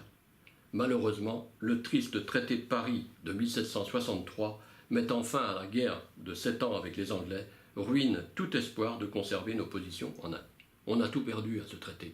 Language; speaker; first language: French; native; French